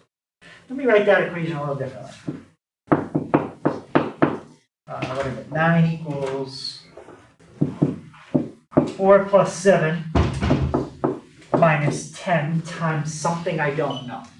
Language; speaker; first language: English; native; English